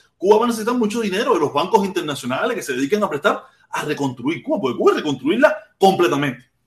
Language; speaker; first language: Spanish; native; Spanish